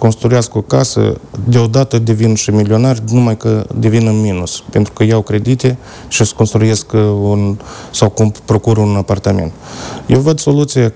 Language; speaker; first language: Romanian; native; Romanian